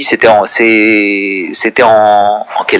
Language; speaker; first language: French; native; French